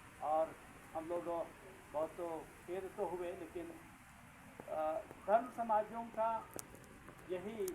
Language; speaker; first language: Hindi; native; Hindi